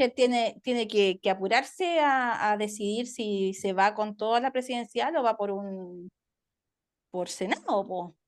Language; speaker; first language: Spanish; native; Spanish